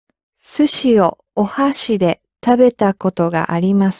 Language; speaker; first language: Japanese; non-native, learner; English